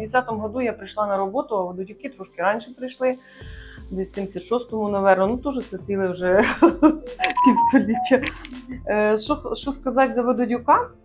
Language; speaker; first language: Ukrainian; native; Ukrainian